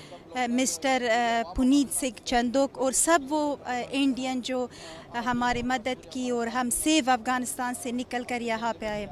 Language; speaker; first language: Hindi; non-native, fluent; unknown